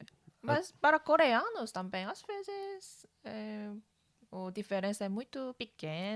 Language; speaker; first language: Portuguese; non-native, learner; Korean